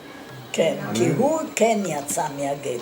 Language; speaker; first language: Hebrew; non-native, fluent; Italian